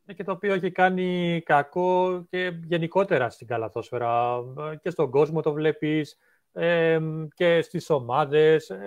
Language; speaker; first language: Greek; native; Greek